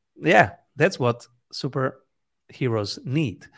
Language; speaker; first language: English; non-native, fluent; Italian